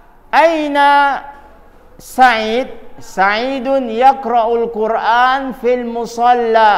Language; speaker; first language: Arabic; non-native, fluent; Indonesian